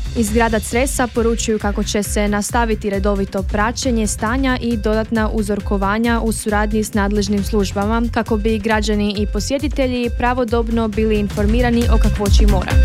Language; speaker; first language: Croatian; native; Croatian